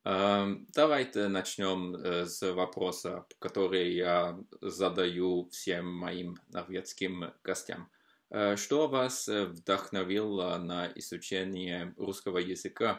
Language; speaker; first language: Russian; non-native, fluent; Norwegian